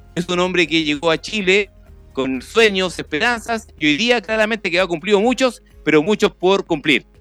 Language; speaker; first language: Spanish; native; Spanish